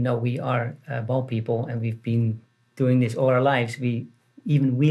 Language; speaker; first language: English; non-native, fluent; Dutch